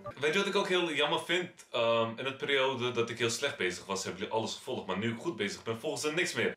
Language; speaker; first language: Dutch; early bilingual, other home language; Turkish